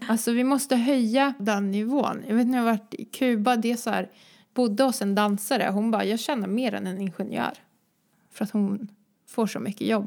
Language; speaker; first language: Swedish; early bilingual, other home language; Croatian